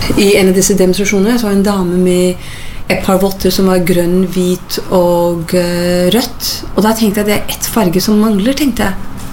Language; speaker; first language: Norwegian; non-native, fluent; English